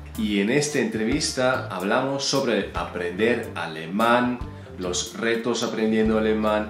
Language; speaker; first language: Spanish; non-native, learner; German